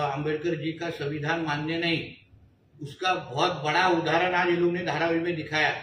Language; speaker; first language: Hindi; non-native, local second language; Marathi